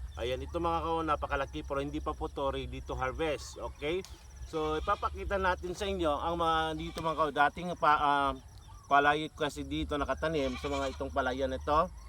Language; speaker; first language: Filipino; non-native, local second language; Cebuano